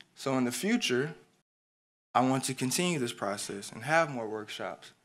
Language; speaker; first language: English; native; English